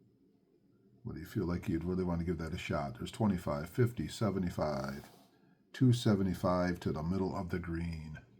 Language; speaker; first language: English; native; English